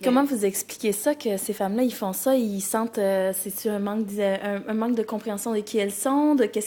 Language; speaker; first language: French; native; French